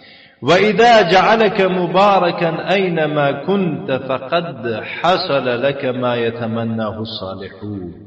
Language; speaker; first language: Arabic; non-native, fluent; Tajik